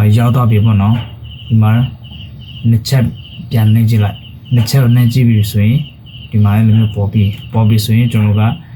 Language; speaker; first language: Burmese; non-native, local second language; Shan